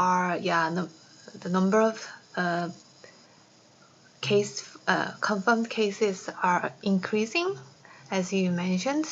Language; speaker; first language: English; non-native, fluent; Korean